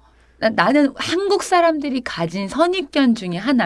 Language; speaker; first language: Korean; native; Korean